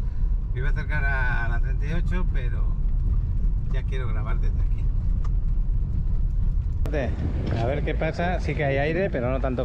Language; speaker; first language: Spanish; native; Spanish